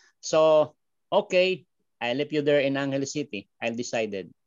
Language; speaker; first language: English; non-native, learner; Filipino